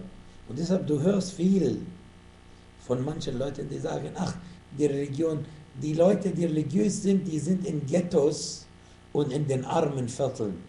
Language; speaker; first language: German; non-native, fluent; Arabic